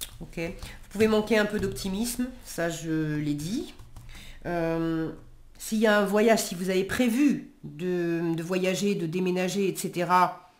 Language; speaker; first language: French; native; French